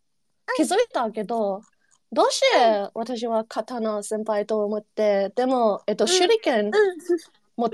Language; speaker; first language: Japanese; non-native, learner; English